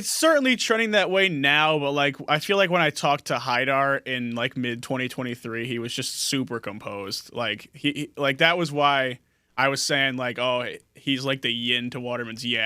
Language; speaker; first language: English; native; English